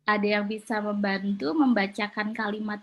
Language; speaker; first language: Indonesian; native; Indonesian